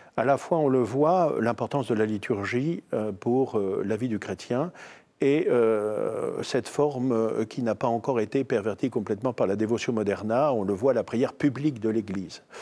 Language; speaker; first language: French; native; French